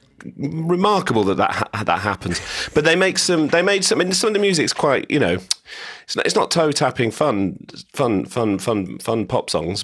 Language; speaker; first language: English; native; English